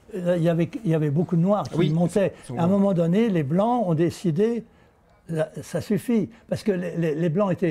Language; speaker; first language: French; native; French